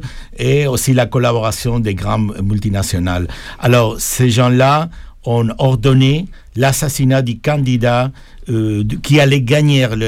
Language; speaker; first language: French; non-native, fluent; Spanish